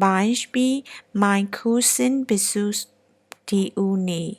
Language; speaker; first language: German; non-native, learner; Burmese